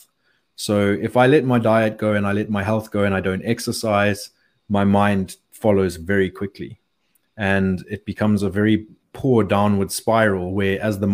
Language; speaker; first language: English; native; English